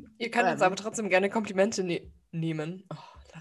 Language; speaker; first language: German; native; German